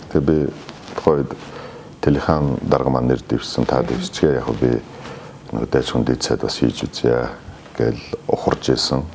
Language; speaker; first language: Mongolian; non-native, local second language; Kazakh